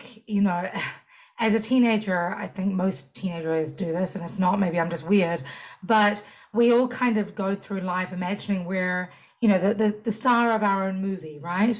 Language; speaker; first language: English; native; English